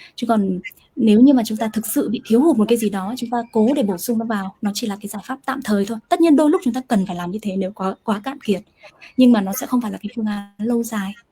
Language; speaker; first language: Vietnamese; native; Vietnamese